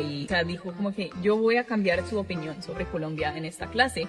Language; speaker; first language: Spanish; non-native, fluent; English